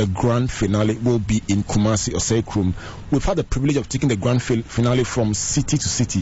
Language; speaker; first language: English; non-native, local second language; Akan